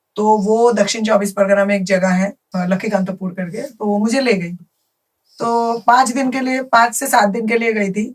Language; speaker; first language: Hindi; non-native, local second language; Bangla